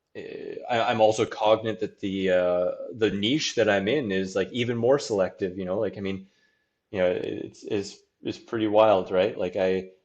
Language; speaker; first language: English; native; English